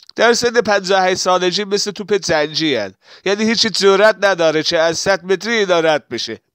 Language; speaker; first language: Persian; non-native, local second language; Assyrian Neo-Aramaic